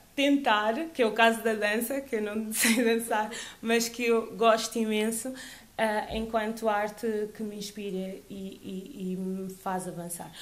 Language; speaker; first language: Portuguese; early bilingual, other home language; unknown